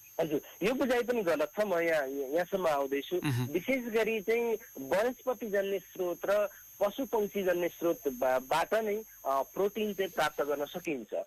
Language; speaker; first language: Nepali; native; Nepali